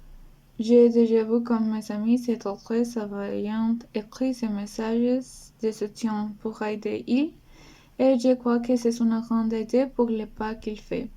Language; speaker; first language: French; non-native, learner; Spanish